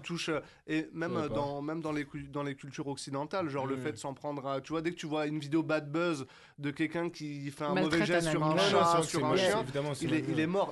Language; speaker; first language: French; native; French